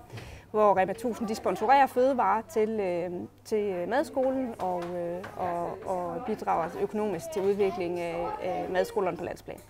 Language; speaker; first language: Danish; native; Danish